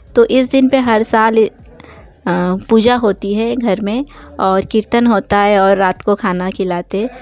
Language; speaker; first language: Hindi; non-native, local second language; Bangla